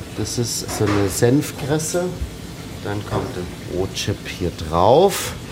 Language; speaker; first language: German; non-native, fluent; Arabic